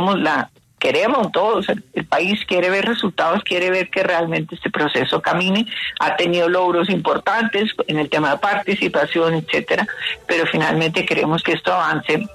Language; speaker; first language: Spanish; native; Spanish